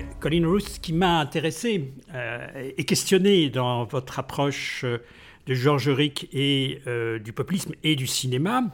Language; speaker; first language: French; native; French